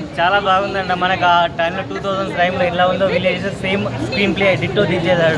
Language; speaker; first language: Telugu; native; Telugu